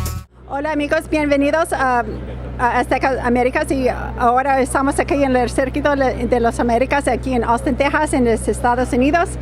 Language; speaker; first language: Spanish; non-native, learner; English